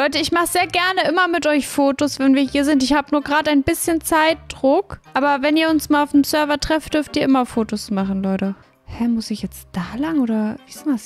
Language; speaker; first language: German; native; German